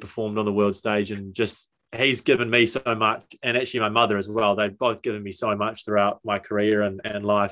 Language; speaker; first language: English; native; English